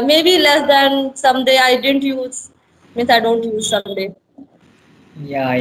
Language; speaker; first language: English; non-native, learner; Hindi